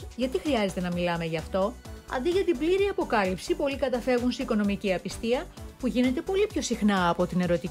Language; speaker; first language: Greek; native; Greek